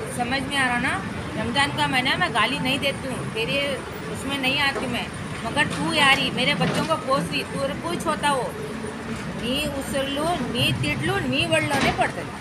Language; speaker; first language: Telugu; non-native, local second language; Urdu